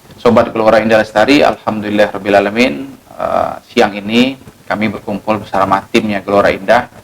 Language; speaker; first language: Indonesian; native; Indonesian